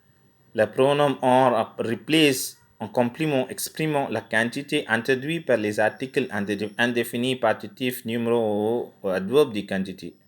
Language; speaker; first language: French; non-native, fluent; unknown